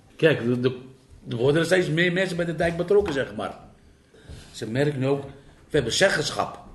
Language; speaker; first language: Dutch; non-native, fluent; Turkish